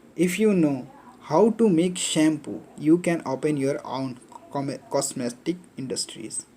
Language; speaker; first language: English; non-native, local second language; Nepali